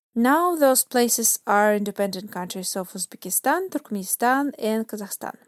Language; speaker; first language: English; non-native, fluent; Russian